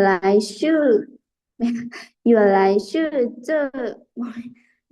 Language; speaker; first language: Chinese; non-native, learner; Lao